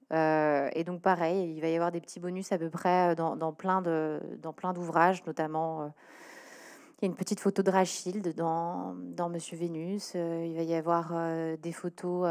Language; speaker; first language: French; native; French